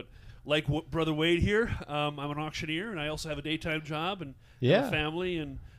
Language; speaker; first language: English; native; English